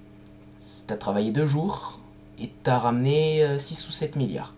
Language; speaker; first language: French; native; French